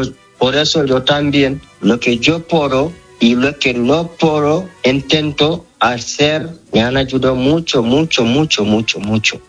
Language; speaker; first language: Spanish; non-native, learner; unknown